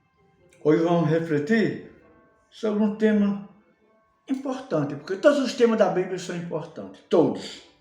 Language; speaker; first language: Portuguese; native; Portuguese